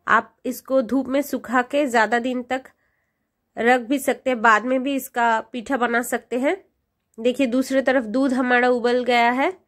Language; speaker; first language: Hindi; non-native, local second language; Bangla